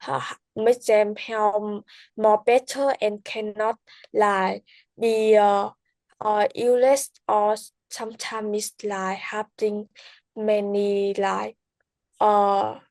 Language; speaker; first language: English; non-native, learner; Vietnamese